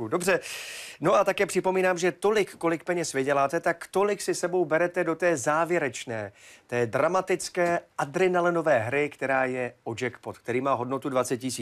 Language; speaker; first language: Czech; native; Czech